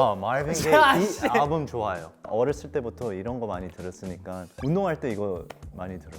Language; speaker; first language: Korean; early bilingual, heritage; English